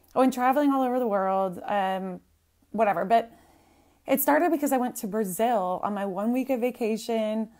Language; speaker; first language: English; native; English